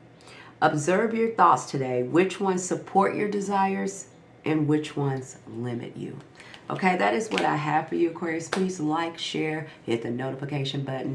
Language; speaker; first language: English; native; English